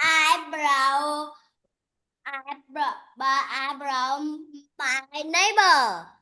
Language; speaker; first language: English; non-native, learner; Vietnamese